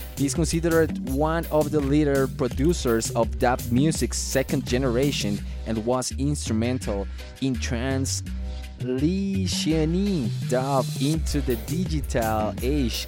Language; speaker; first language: English; non-native, fluent; Spanish